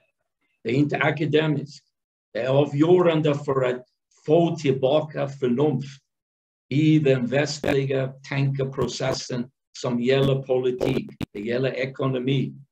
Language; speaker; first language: Swedish; non-native, fluent; English